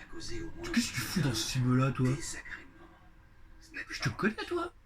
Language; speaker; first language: French; native; French